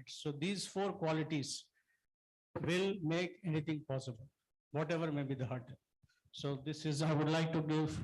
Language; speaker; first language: English; non-native, fluent; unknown